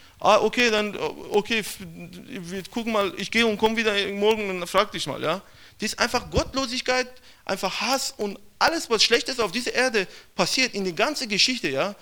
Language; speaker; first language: German; non-native, fluent; Persian